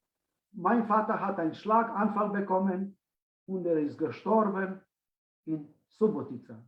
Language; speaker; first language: German; non-native, fluent; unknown